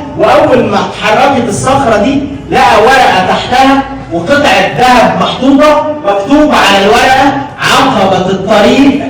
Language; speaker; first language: Arabic; native; Arabic